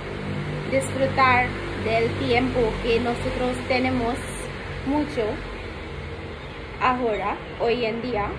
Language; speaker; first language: Spanish; non-native, learner; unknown